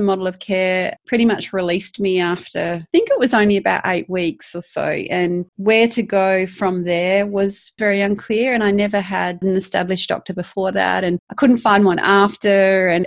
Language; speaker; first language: English; native; English